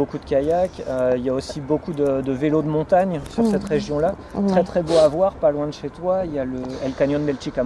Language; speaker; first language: French; native; French